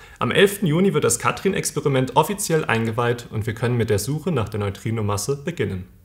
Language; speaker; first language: German; native; German